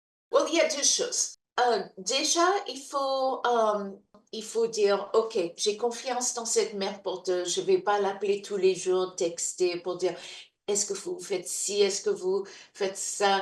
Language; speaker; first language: French; non-native, learner; English